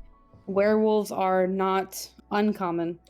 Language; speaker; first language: English; native; English